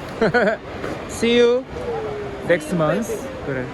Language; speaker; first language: English; non-native, learner; Korean